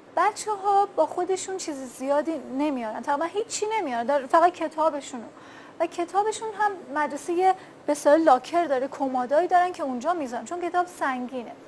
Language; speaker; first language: Persian; native; Persian